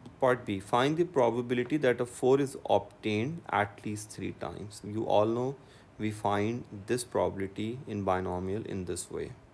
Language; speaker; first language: English; non-native, local second language; Urdu